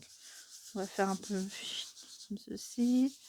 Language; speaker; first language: French; native; French